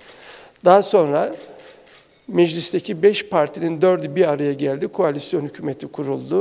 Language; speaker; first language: Turkish; native; Turkish